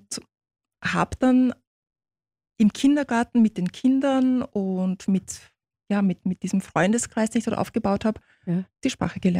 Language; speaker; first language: German; early bilingual, other home language; Turkish